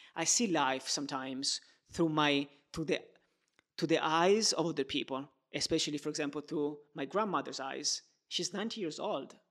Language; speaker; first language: English; non-native, fluent; Italian